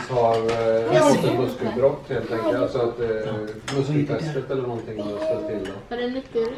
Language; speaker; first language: Swedish; native; Swedish